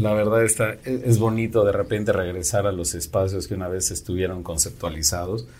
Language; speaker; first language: Spanish; native; Spanish